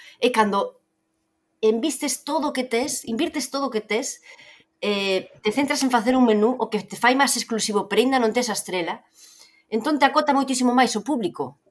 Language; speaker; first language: Galician; native; Galician